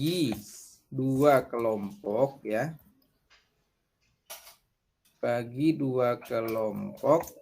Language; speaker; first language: Indonesian; native; Indonesian